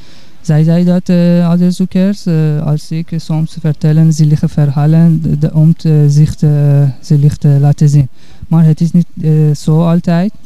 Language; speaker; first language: Dutch; non-native, learner; Persian